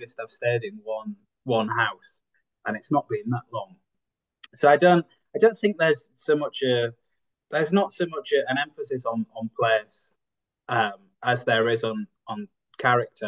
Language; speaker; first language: English; native; English